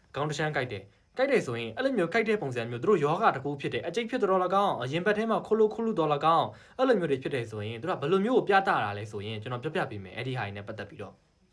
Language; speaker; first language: Burmese; non-native, local second language; Shan